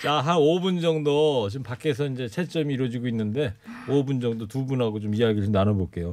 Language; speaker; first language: Korean; native; Korean